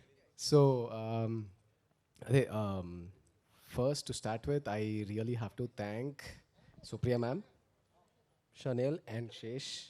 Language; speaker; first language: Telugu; early bilingual, heritage; Telugu